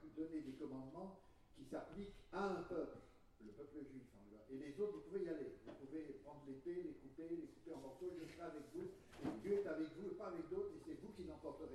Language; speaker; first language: French; native; French